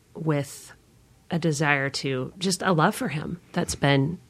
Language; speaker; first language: English; native; English